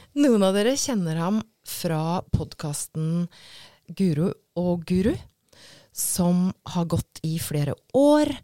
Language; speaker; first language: Norwegian; native; Norwegian